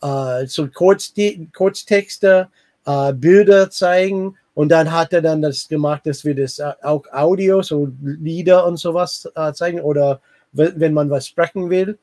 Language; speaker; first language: German; non-native, learner; English